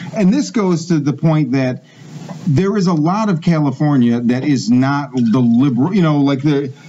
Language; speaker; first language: English; native; English